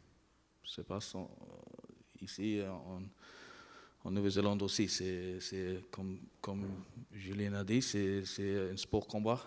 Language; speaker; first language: French; non-native, learner; English